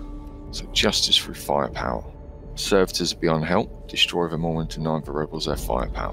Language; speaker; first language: English; native; English